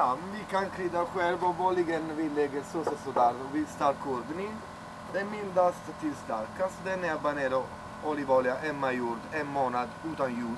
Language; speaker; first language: Swedish; non-native, learner; Italian